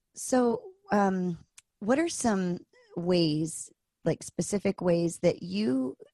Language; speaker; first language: English; native; English